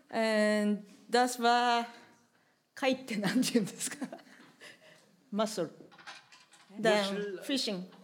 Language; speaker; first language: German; non-native, learner; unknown